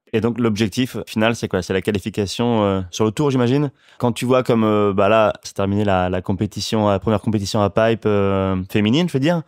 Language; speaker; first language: French; native; French